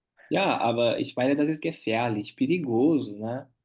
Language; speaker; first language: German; non-native, fluent; Portuguese